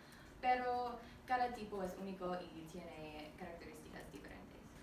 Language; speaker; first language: Spanish; non-native, learner; English